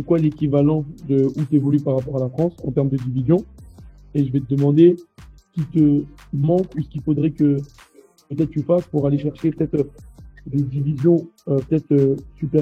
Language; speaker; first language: French; native; French